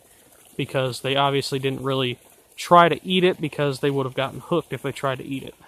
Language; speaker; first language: English; native; English